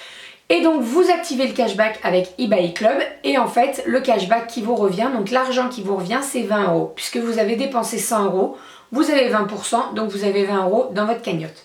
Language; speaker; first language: French; native; French